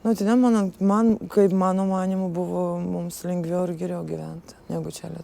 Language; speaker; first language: Lithuanian; early bilingual, other home language; Russian